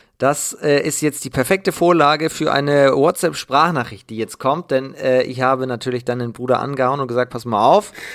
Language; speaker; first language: German; native; German